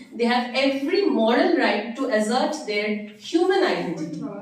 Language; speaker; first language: English; non-native, local second language; Bangla